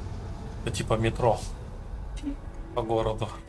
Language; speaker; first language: Russian; native; Russian